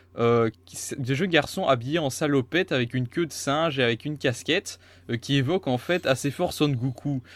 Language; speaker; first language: French; native; French